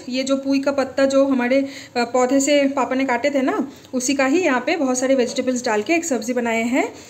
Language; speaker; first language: Hindi; non-native, local second language; Bangla